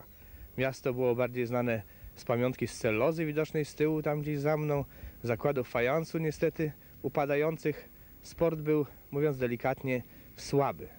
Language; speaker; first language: Polish; native; Polish